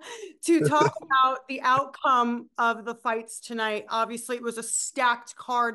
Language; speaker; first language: English; native; English